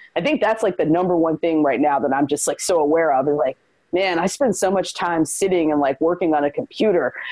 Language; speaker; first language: English; native; English